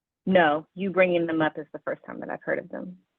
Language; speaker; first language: English; native; English